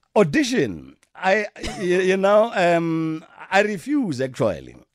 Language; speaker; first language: English; non-native, local second language; Tswana